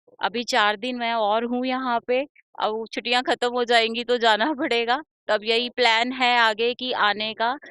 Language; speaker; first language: Hindi; native; Hindi